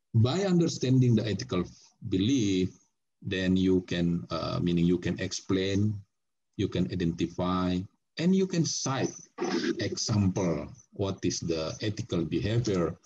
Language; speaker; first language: English; non-native, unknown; Indonesian